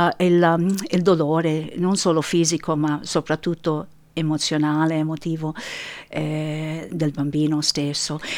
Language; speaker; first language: Italian; early bilingual, heritage; Italian